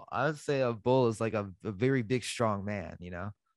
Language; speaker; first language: English; native; English